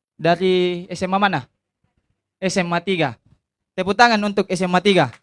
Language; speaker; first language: Indonesian; native; Indonesian